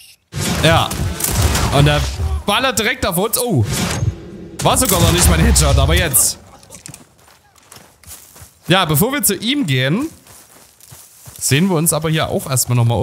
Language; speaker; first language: German; native; German